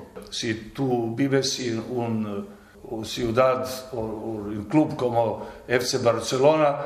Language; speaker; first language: Spanish; non-native, fluent; Serbian